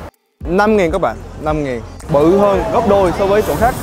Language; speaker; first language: Vietnamese; non-native, fluent; Korean